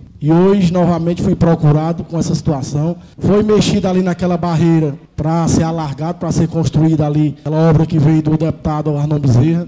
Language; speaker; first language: Portuguese; native; Portuguese